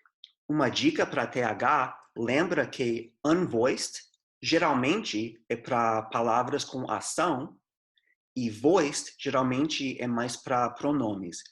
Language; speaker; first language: Portuguese; non-native, fluent; English